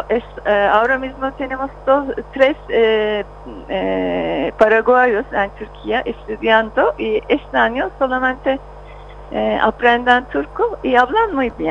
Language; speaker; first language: Spanish; non-native, fluent; Turkish